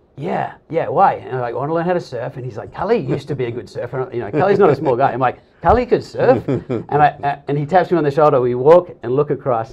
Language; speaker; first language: English; native; English